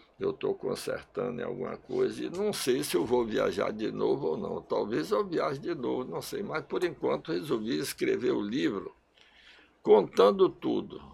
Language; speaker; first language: Portuguese; early bilingual, other home language; Russian